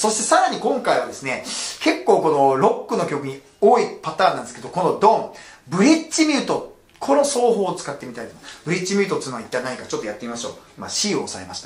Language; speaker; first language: Japanese; native; Japanese